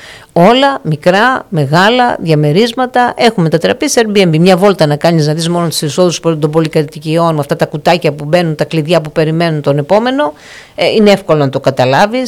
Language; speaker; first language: Greek; native; Greek